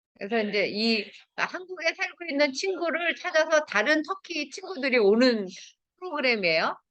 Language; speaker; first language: Korean; native; Korean